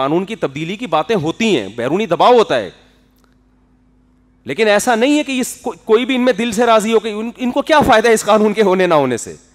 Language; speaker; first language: Urdu; native; Urdu